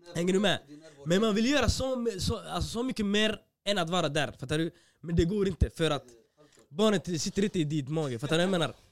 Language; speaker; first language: Swedish; early bilingual, other home language; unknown